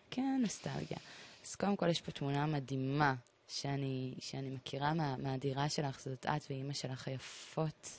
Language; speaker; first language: Hebrew; native; Hebrew